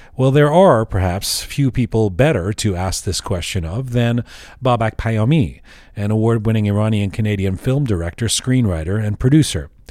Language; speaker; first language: English; early bilingual, other home language; Persian